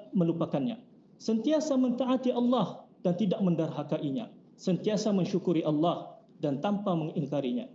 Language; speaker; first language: Malay; native; Malay